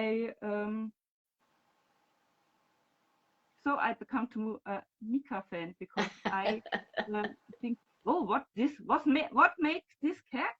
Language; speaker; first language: English; non-native, learner; German